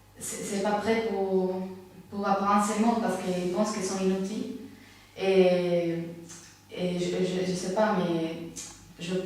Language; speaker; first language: French; non-native, fluent; Spanish